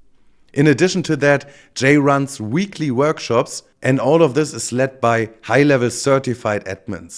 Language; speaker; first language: English; non-native, fluent; German